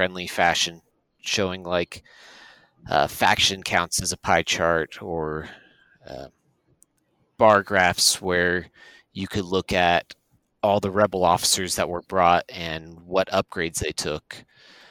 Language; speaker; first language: English; native; English